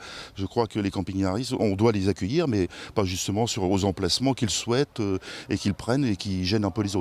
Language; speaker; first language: French; native; French